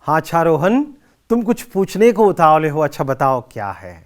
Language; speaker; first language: Hindi; non-native, local second language; Kannada